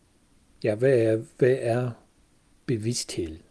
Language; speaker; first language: Danish; non-native, fluent; German